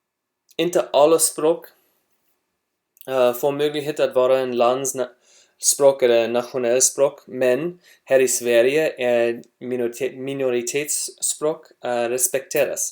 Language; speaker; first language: Swedish; non-native, learner; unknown